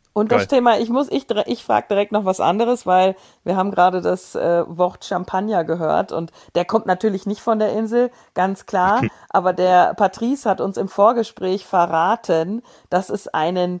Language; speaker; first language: German; native; German